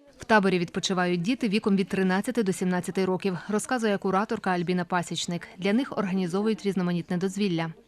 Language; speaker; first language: Ukrainian; native; Ukrainian